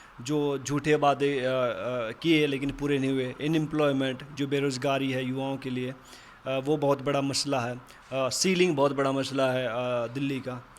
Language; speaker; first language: Hindi; native; Hindi